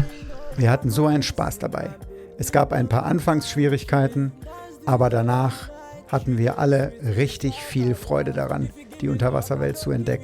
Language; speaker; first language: German; native; German